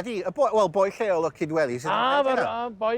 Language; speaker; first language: Welsh; native; Welsh